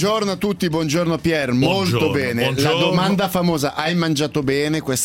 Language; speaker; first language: Italian; native; Italian